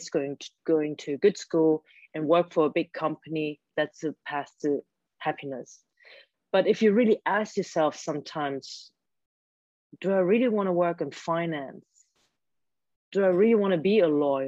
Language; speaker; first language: English; non-native, fluent; German